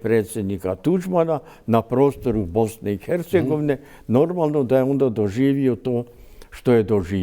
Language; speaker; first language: Croatian; native; Croatian